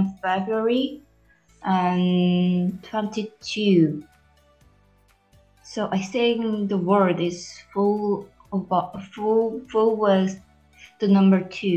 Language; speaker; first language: English; non-native, learner; Korean